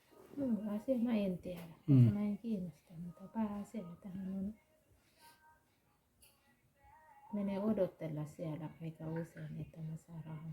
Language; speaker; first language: Finnish; non-native, learner; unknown